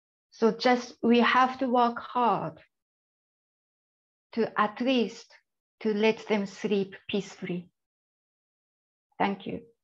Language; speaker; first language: English; non-native, fluent; Japanese